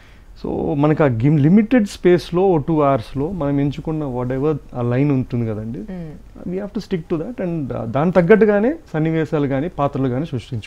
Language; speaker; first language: Telugu; native; Telugu